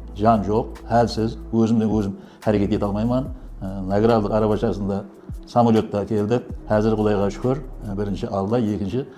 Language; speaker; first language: Uzbek; non-native, local second language; Kara-Kalpak